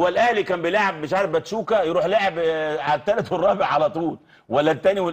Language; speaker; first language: Arabic; native; Arabic